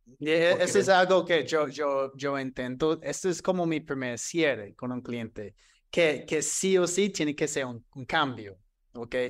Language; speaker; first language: Spanish; non-native, fluent; English